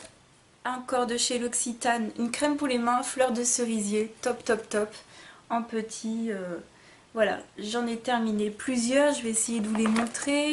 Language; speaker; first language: French; native; French